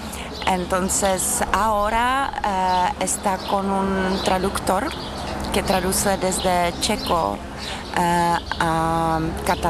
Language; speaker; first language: Spanish; non-native, fluent; Czech